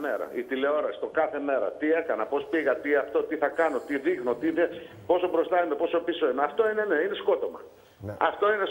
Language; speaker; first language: Greek; native; Greek